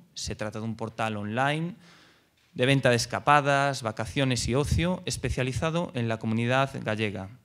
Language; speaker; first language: Spanish; native; Spanish